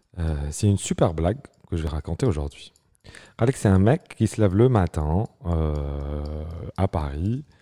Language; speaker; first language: French; non-native, local second language; Arabic